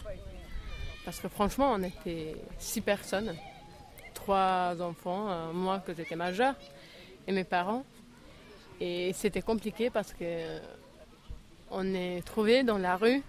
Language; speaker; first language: French; non-native, fluent; Albanian